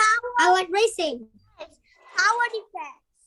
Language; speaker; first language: English; non-native, learner; Vietnamese